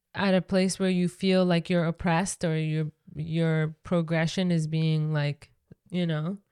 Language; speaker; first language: English; non-native, fluent; Persian